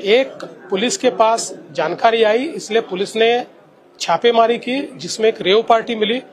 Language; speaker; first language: Hindi; non-native, local second language; Marathi